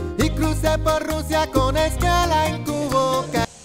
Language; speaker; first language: Spanish; non-native, learner; English